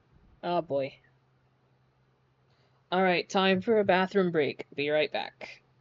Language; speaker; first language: English; native; English